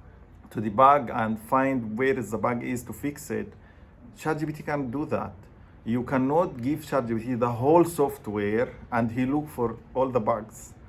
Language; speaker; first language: English; non-native, fluent; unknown